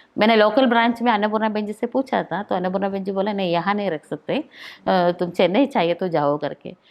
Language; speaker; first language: Hindi; non-native, local second language; Malayalam